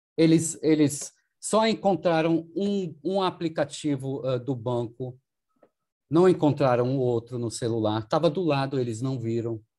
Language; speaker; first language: Portuguese; non-native, fluent; German